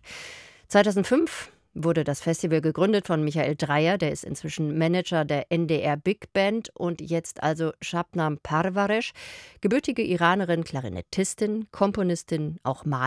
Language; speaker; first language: German; native; German